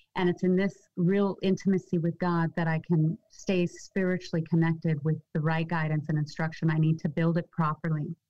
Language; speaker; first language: English; native; English